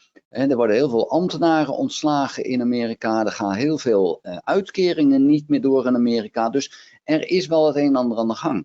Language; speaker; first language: Dutch; native; Dutch